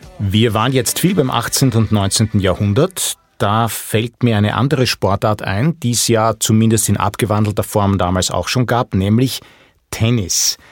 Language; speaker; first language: German; native; German